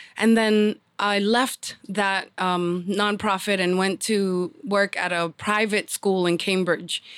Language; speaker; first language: English; early bilingual, other home language; Spanish